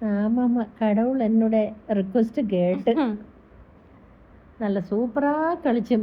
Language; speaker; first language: Tamil; non-native, learner; Malayalam